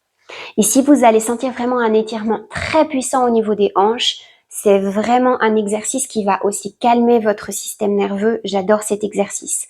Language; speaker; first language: French; native; French